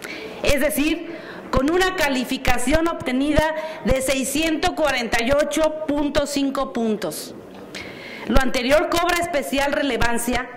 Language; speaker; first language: Spanish; native; Spanish